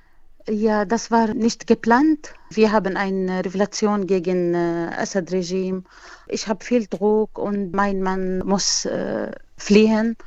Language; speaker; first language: German; non-native, learner; Arabic